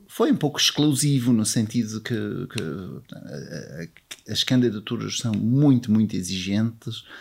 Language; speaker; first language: Portuguese; non-native, fluent; English